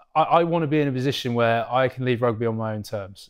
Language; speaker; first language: English; native; English